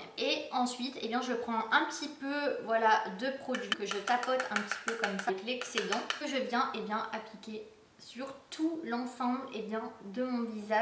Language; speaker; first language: French; native; French